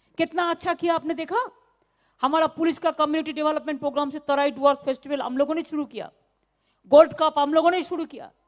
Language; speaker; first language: Hindi; non-native, local second language; Bangla